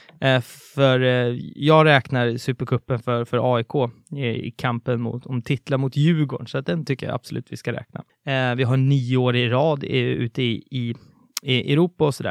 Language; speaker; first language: Swedish; native; Swedish